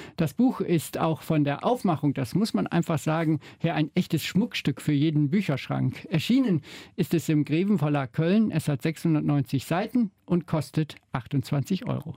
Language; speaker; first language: German; native; German